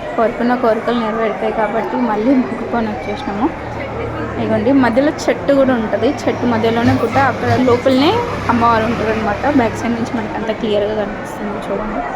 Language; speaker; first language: Telugu; non-native, local second language; Lambadi